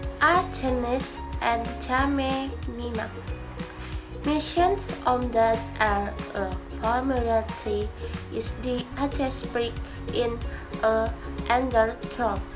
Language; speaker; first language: Dutch; non-native, learner; Indonesian